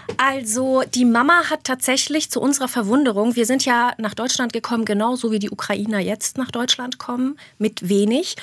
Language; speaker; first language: German; early bilingual, other home language; Albanian